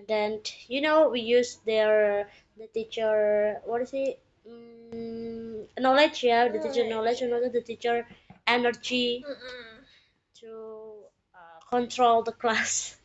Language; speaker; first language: English; non-native, learner; Indonesian